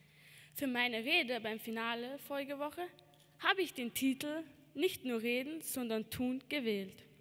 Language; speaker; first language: German; early bilingual, other home language; Albanian